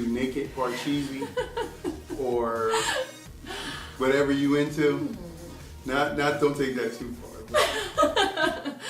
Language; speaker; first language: English; native; English